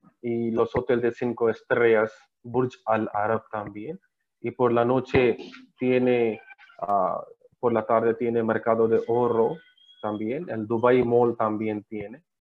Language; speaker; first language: Spanish; non-native, learner; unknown